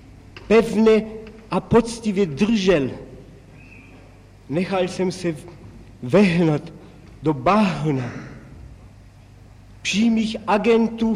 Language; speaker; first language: Czech; non-native, local second language; German